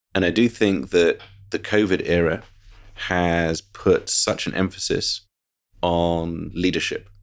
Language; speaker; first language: English; native; English